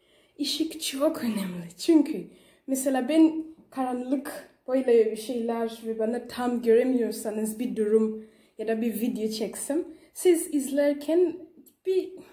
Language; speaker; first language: Turkish; non-native, learner; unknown